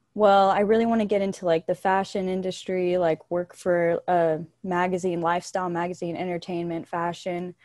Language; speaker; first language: English; native; English